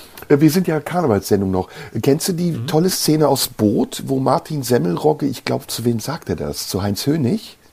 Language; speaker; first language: German; early bilingual, other home language; Turkish